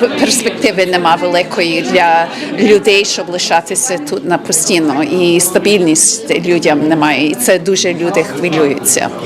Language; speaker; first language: Ukrainian; early bilingual, heritage; Ukrainian